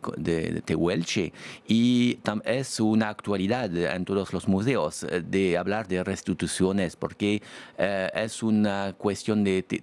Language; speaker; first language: Spanish; non-native, fluent; French